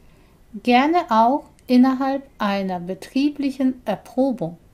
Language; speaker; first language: German; non-native, fluent; Persian